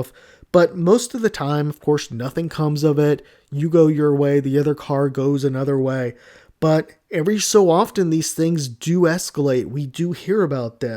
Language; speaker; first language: English; native; English